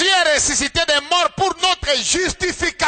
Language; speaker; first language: French; non-native, local second language; Lingala